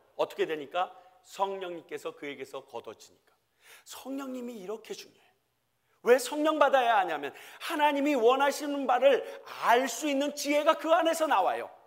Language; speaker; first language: Korean; native; Korean